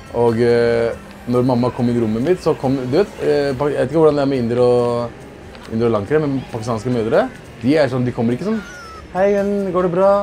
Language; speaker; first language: Norwegian; early bilingual, other home language; Urdu